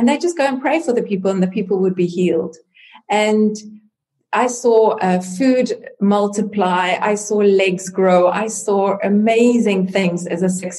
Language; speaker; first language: English; non-native, local second language; Afrikaans